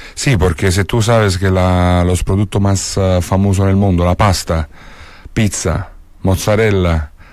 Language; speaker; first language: Spanish; non-native, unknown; Italian